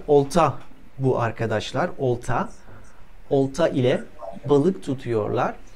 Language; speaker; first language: Turkish; native; Turkish